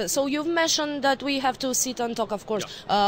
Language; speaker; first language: English; non-native, fluent; Macedonian